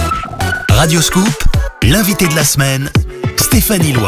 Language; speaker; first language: French; native; French